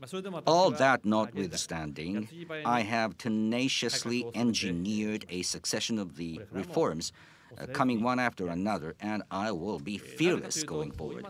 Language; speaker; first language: English; non-native, fluent; Japanese